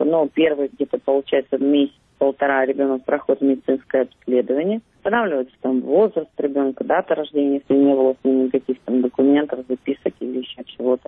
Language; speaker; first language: Russian; native; Russian